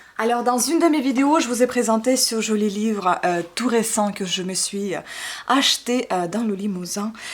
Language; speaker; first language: French; non-native, fluent; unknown